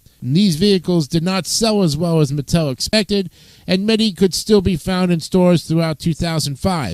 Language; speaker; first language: English; native; English